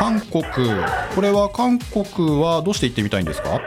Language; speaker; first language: Japanese; native; Japanese